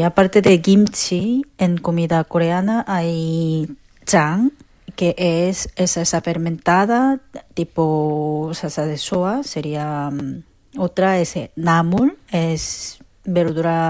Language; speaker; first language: Spanish; non-native, fluent; Korean